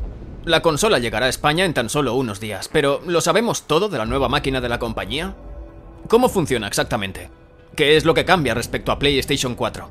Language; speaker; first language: Spanish; native; Spanish